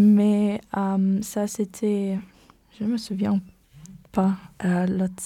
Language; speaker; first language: French; non-native, learner; German